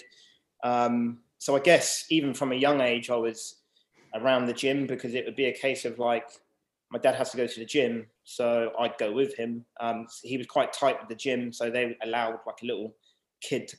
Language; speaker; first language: English; native; English